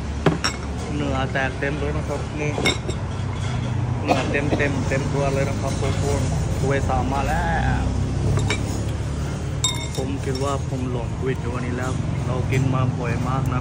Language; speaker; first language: Thai; non-native, fluent; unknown